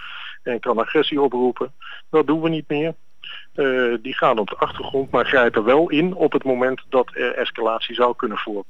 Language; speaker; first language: Dutch; native; Dutch